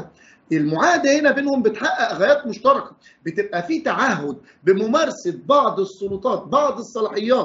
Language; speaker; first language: Arabic; native; Arabic